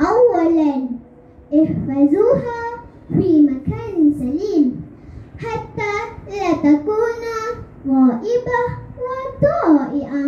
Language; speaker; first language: Arabic; non-native, learner; Malay